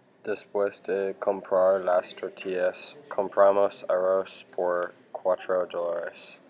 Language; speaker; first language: Spanish; non-native, learner; English